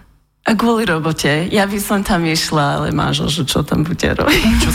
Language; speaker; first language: Slovak; non-native, learner; English